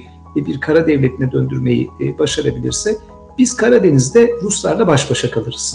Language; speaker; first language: Turkish; native; Turkish